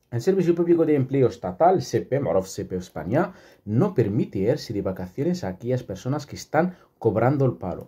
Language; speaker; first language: Spanish; non-native, fluent; Arabic